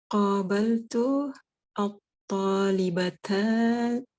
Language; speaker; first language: Arabic; non-native, learner; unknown